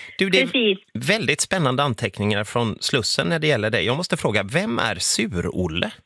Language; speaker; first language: Swedish; native; Swedish